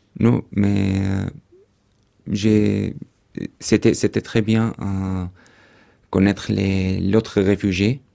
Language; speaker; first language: French; non-native, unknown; Arabic